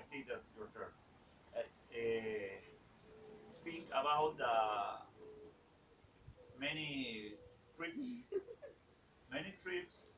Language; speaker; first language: English; non-native, learner; Spanish